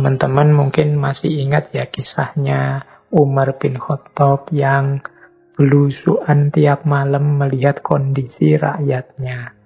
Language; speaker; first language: Indonesian; native; Indonesian